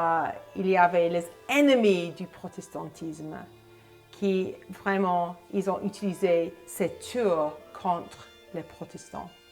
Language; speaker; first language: French; non-native, fluent; English